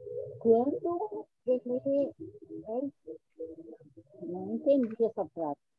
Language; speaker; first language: Spanish; non-native, learner; Portuguese